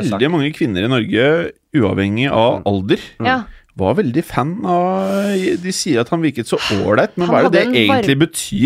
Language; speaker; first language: Norwegian; native; Norwegian